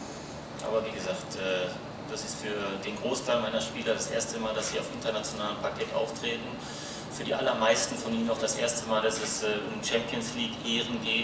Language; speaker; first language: German; native; German